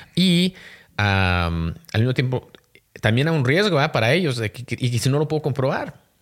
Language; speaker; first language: Spanish; native; Spanish